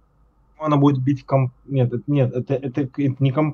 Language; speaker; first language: Russian; native; Russian